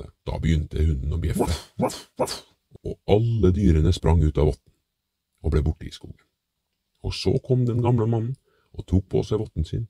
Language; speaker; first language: Norwegian; native; Norwegian